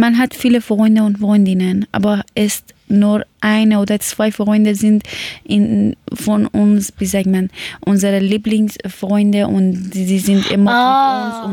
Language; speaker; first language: German; non-native, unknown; Persian